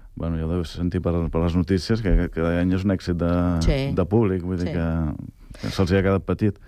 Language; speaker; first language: Catalan; native; Catalan